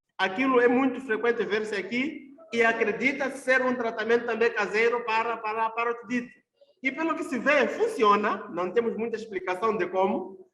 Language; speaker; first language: Portuguese; non-native, local second language; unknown